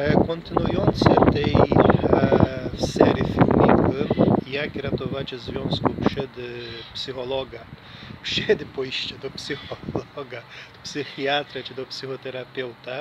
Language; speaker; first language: Polish; non-native, learner; Portuguese